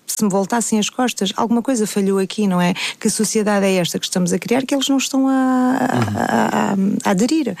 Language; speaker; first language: Portuguese; native; Portuguese